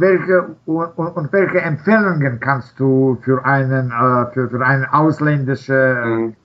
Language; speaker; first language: German; non-native, learner; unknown